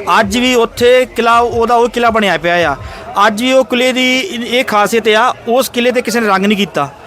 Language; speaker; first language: Punjabi; early bilingual, heritage; Punjabi